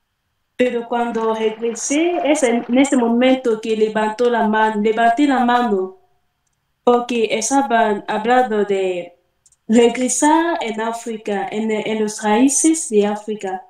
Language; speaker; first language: Spanish; non-native, fluent; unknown